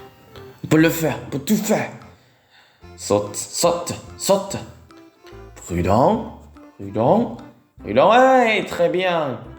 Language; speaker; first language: French; non-native, learner; Vietnamese